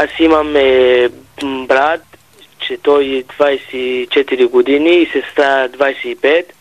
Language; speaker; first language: Bulgarian; non-native, learner; Hebrew